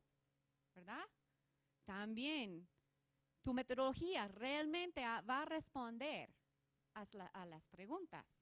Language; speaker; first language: Spanish; non-native, fluent; English